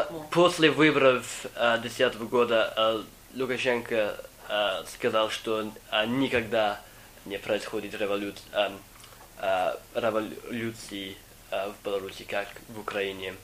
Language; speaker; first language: Russian; non-native, fluent; English